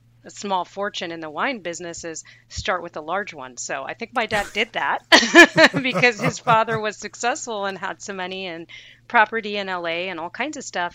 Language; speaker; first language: English; native; English